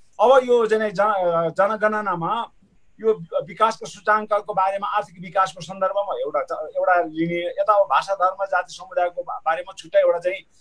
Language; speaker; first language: Nepali; non-native, local second language; Sherpa